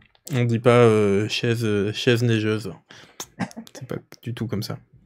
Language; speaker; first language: French; native; French